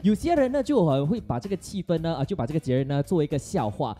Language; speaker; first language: Chinese; native; Chinese